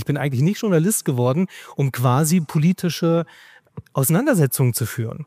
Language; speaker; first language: German; native; German